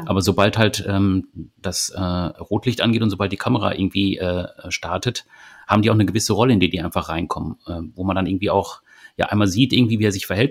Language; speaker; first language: German; native; German